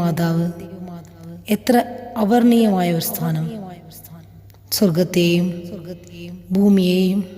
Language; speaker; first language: Malayalam; native; Malayalam